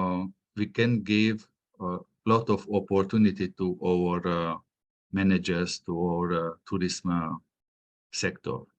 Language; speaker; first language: English; non-native, fluent; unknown